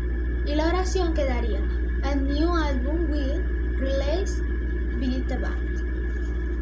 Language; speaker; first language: Spanish; native; Spanish